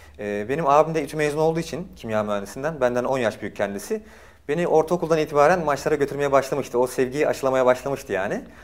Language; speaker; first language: Turkish; native; Turkish